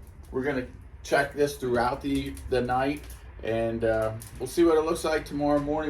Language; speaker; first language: English; native; English